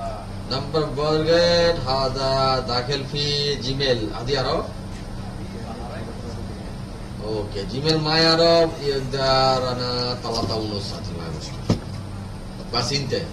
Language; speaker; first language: Arabic; non-native, learner; Bangla